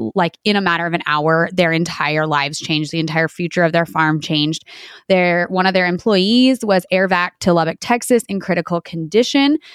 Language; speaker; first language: English; native; English